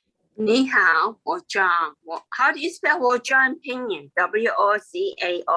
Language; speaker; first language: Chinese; non-native, learner; Korean